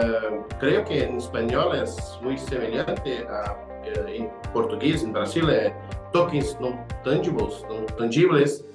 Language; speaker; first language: Spanish; non-native, fluent; Portuguese